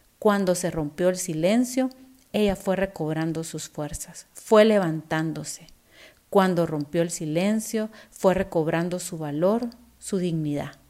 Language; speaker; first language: Spanish; native; Spanish